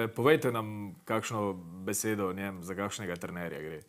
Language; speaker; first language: Slovenian; native; Slovenian